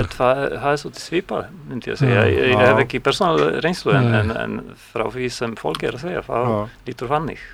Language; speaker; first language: Icelandic; non-native, learner; Polish